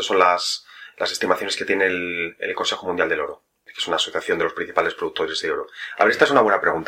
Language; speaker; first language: Spanish; native; Spanish